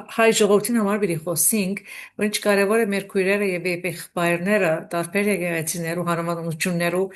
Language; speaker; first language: Armenian; native; Armenian